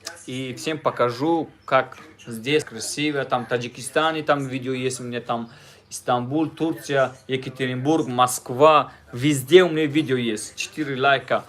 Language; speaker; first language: Russian; non-native, learner; Tajik